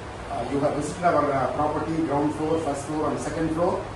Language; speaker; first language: English; non-native, local second language; Tamil